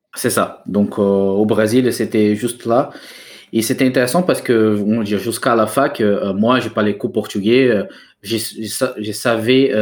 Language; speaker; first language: French; non-native, fluent; Portuguese